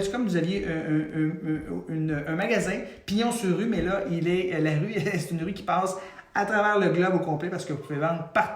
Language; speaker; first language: French; native; French